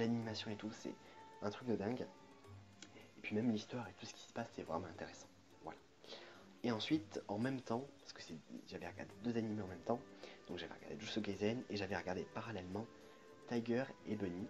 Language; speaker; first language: French; native; French